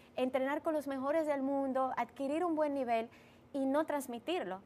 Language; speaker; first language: Spanish; early bilingual, other home language; Bulgarian